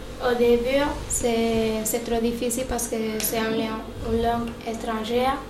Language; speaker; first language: French; non-native, learner; Spanish